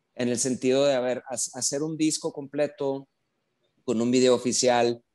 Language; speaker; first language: Spanish; native; Spanish